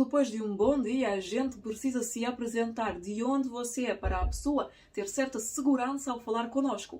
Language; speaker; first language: Portuguese; non-native, fluent; Russian